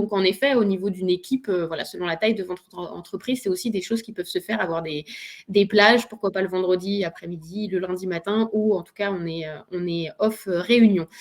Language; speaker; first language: French; native; French